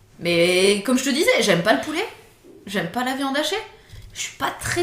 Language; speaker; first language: French; native; French